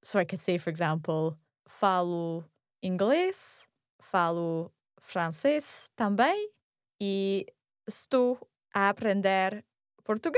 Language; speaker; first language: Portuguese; non-native, learner; English